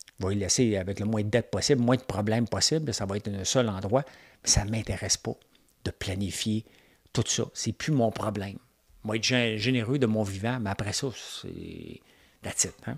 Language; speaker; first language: French; native; French